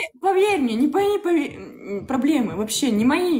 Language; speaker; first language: Russian; native; Russian